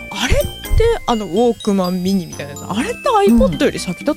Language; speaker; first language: Japanese; native; Japanese